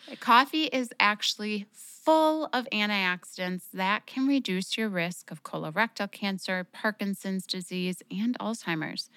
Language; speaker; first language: English; native; English